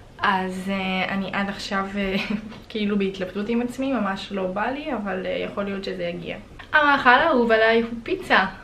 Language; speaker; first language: Hebrew; early bilingual, other home language; Russian